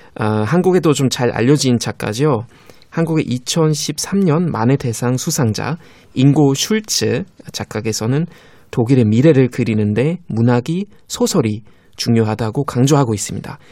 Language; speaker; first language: Korean; non-native, fluent; German